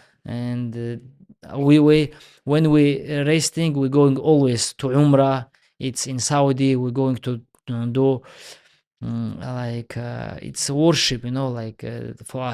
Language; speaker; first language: English; non-native, learner; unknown